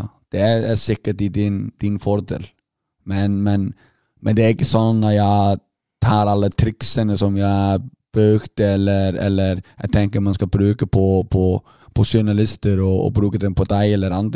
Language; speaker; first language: Norwegian; non-native, fluent; Icelandic